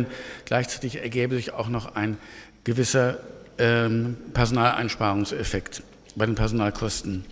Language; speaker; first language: German; native; German